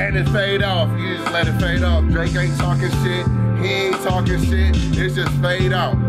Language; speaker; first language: English; native; English